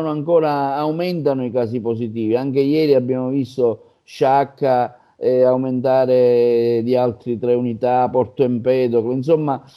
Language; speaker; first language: Italian; native; Italian